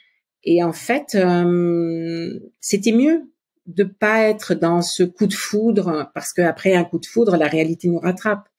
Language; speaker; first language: French; native; French